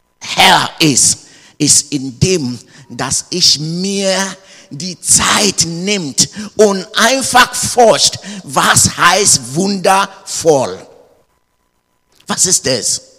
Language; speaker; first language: German; non-native, learner; English